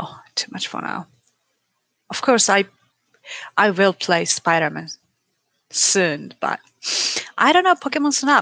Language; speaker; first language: English; non-native, learner; Japanese